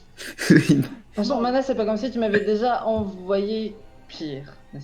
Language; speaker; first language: French; native; French